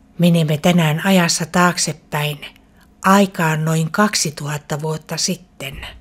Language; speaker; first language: Finnish; native; Finnish